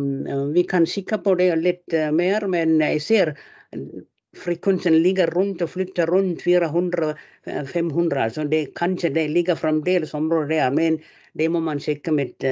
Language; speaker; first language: Norwegian; non-native, fluent; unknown